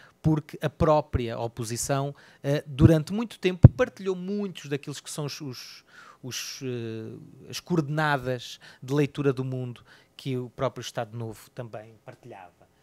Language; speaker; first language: Portuguese; native; Portuguese